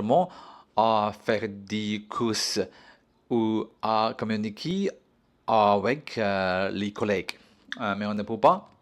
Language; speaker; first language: French; non-native, learner; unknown